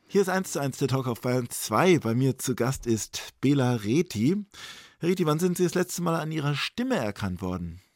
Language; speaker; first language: German; native; German